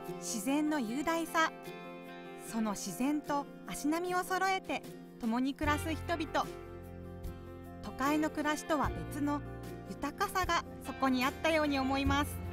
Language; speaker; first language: Japanese; native; Japanese